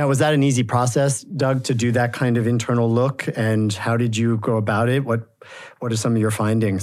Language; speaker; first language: English; native; English